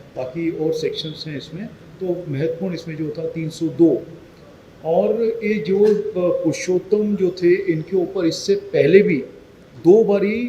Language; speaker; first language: Hindi; non-native, local second language; Marathi